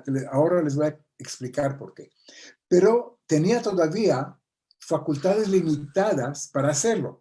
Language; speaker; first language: Spanish; non-native, fluent; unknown